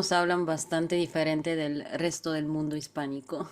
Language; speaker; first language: Spanish; non-native, fluent; Bulgarian